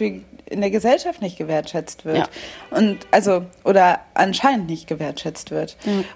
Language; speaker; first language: German; native; German